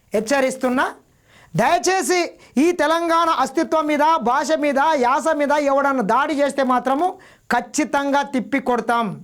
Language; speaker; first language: Telugu; native; Telugu